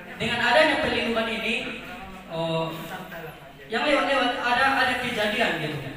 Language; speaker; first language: Indonesian; native; Indonesian